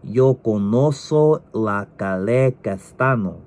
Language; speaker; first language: Spanish; non-native, learner; English